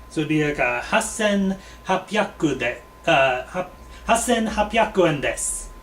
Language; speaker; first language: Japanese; non-native, learner; English